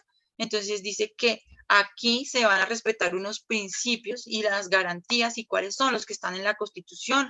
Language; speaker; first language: Spanish; native; Spanish